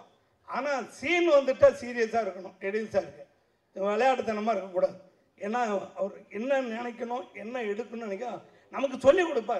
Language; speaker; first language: Tamil; native; Tamil